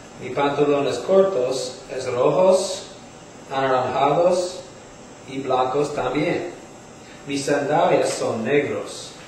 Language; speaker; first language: Spanish; non-native, learner; English